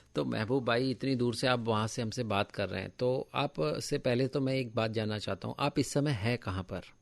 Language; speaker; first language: Hindi; native; Hindi